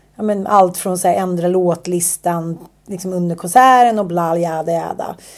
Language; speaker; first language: Swedish; native; Swedish